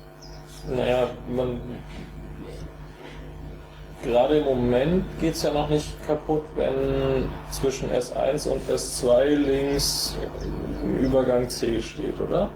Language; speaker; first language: German; native; German